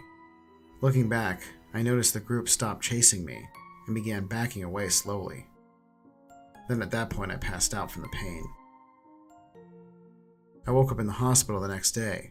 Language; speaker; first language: English; native; English